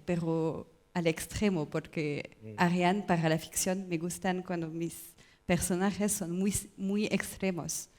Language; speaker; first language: Spanish; non-native, learner; French